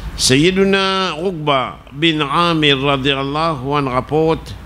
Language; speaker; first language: French; non-native, local second language; Morisyen